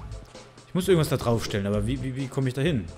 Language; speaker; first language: German; native; German